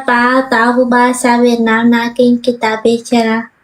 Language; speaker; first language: Indonesian; non-native, learner; Vietnamese